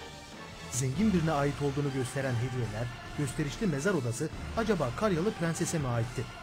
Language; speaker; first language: Turkish; native; Turkish